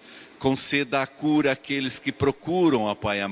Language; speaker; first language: Portuguese; native; Portuguese